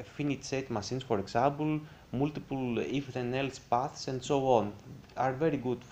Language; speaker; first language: English; non-native, fluent; Greek